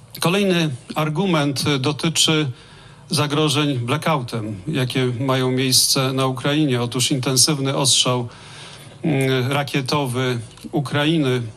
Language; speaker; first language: Polish; native; Polish